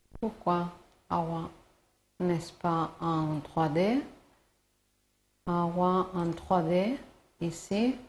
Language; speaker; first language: French; non-native, learner; Spanish